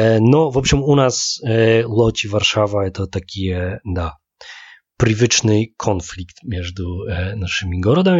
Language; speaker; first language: Polish; non-native, learner; Russian